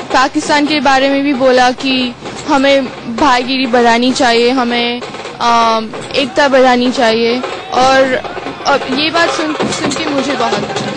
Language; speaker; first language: Hindi; non-native, local second language; Gujarati